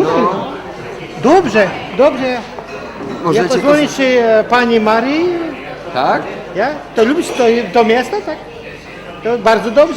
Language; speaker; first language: Polish; non-native, learner; Latvian